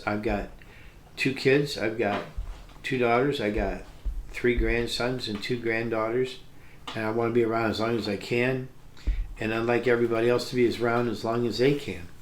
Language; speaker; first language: English; native; English